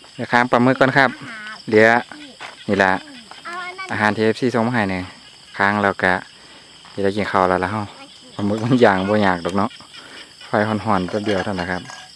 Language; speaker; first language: Thai; native; Thai